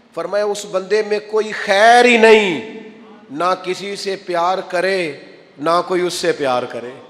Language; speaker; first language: Urdu; non-native, local second language; Punjabi